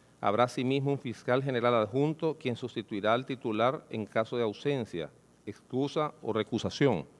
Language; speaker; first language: Spanish; native; Spanish